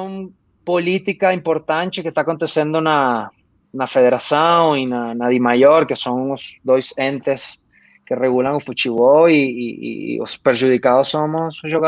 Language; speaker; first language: Portuguese; non-native, fluent; Spanish